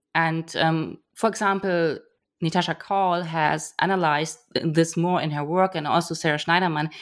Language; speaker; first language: English; non-native, fluent; German